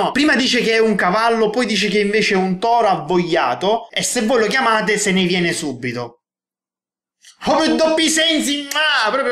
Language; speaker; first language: Italian; native; Italian